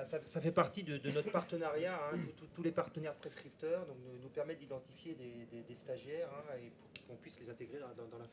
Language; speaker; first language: French; native; French